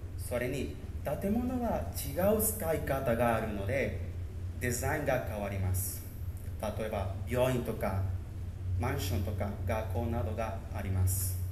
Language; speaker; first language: Japanese; non-native, learner; Spanish